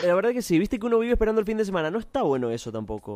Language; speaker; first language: Spanish; native; Spanish